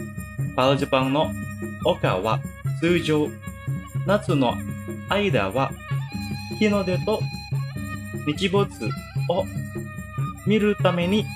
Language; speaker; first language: Japanese; non-native, fluent; Indonesian